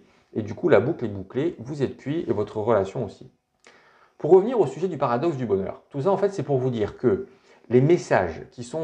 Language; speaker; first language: French; native; French